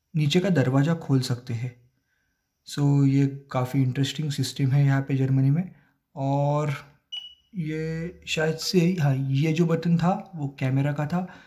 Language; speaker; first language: Hindi; non-native, local second language; Marathi